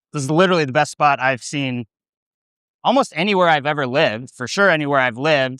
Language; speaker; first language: English; native; English